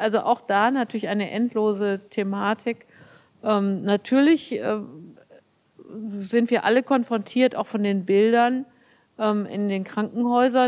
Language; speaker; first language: German; native; German